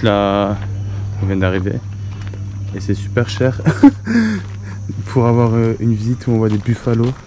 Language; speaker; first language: French; native; French